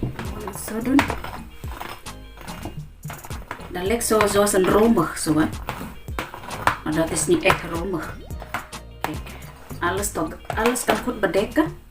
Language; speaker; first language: Dutch; non-native, learner; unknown